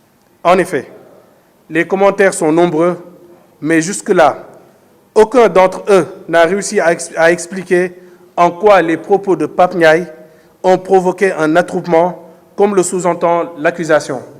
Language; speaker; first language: French; non-native, local second language; Wolof